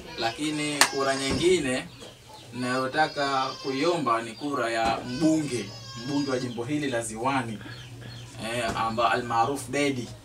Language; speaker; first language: Swahili; native; Swahili